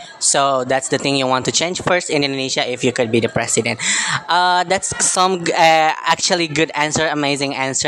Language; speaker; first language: English; non-native, learner; Indonesian